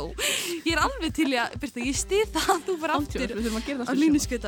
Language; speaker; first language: Icelandic; native; Icelandic